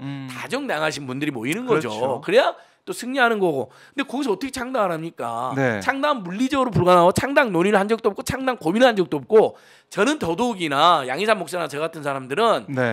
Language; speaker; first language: Korean; native; Korean